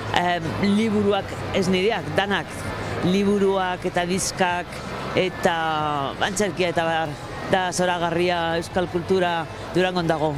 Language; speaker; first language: Basque; non-native, fluent; Spanish